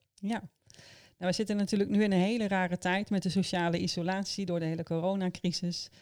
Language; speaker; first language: Dutch; native; Dutch